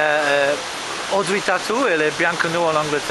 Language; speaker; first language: French; non-native, fluent; English